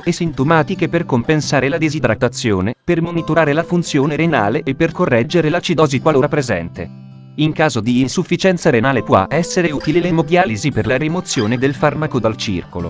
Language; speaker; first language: Italian; native; Italian